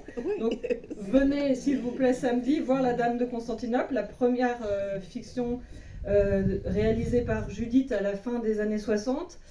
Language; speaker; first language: French; native; French